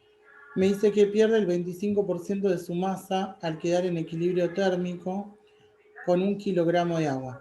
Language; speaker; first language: Spanish; native; Spanish